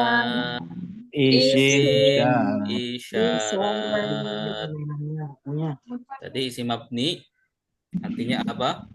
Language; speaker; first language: Indonesian; native; Indonesian